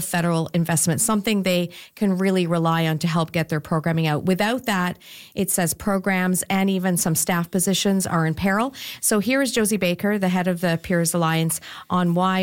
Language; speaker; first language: English; native; English